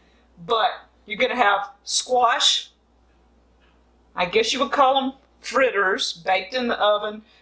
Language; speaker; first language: English; native; English